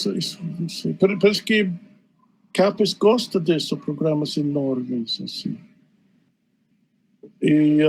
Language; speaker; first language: Portuguese; non-native, fluent; English